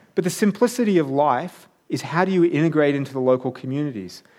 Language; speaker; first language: English; native; English